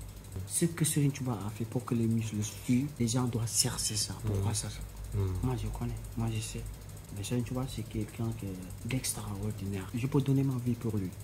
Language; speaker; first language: French; non-native, local second language; Wolof